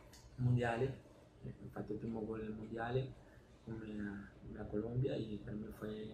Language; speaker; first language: Italian; non-native, learner; Spanish